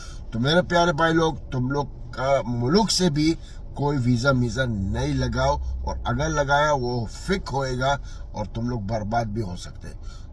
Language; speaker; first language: Hindi; non-native, fluent; Arabic